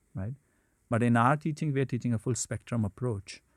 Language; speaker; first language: English; non-native, local second language; Hindi